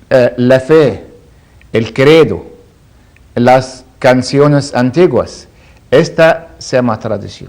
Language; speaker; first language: Spanish; non-native, learner; Arabic